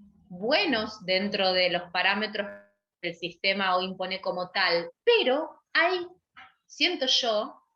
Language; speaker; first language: Spanish; native; Spanish